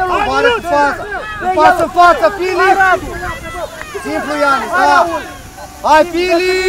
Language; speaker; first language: Romanian; native; Romanian